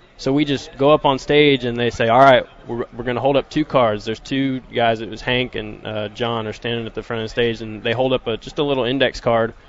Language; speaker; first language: English; native; English